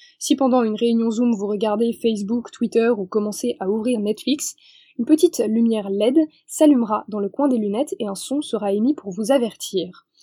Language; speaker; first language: French; native; French